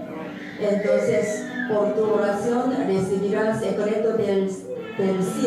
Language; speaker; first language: Spanish; non-native, learner; Korean